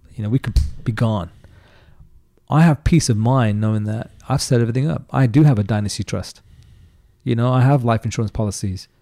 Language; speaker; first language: English; native; English